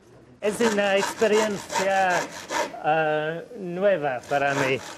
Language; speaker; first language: Spanish; non-native, learner; English